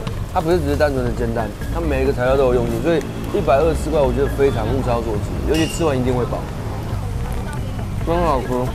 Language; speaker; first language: Chinese; native; Chinese